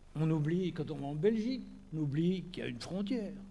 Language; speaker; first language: French; native; French